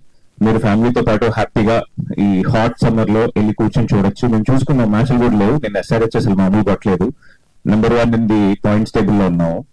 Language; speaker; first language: Telugu; native; Telugu